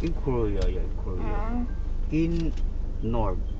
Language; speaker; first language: English; non-native, learner; Korean